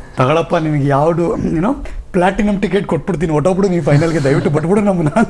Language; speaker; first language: Kannada; native; Kannada